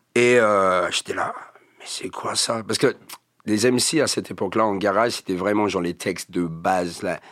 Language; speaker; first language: French; non-native, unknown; English